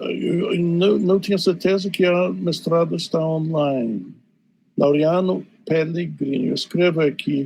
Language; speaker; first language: Portuguese; non-native, fluent; English